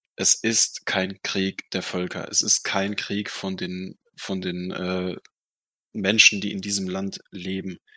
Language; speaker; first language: German; non-native, fluent; Russian